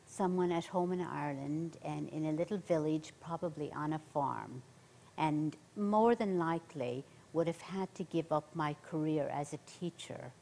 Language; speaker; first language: English; native; English